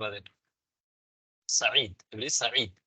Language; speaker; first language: Arabic; non-native, fluent; Tamil